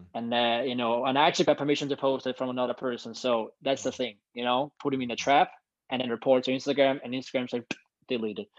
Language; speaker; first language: English; non-native, fluent; Danish